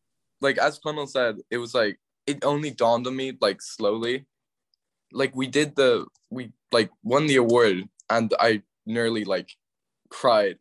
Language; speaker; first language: English; native; English